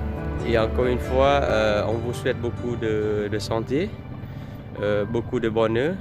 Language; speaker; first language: French; non-native, fluent; Vietnamese